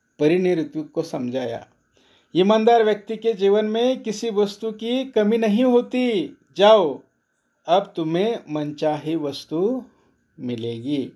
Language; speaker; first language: Hindi; non-native, local second language; Marathi